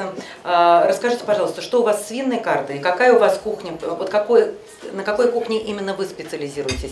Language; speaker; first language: Russian; native; Russian